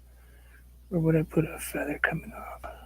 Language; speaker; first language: English; native; English